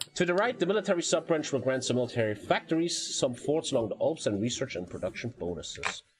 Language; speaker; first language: English; non-native, fluent; German